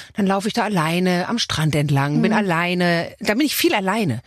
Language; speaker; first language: German; native; German